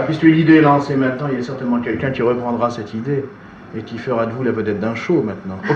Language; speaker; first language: French; native; French